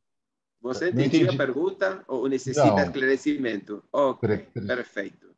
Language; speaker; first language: Portuguese; non-native, fluent; Spanish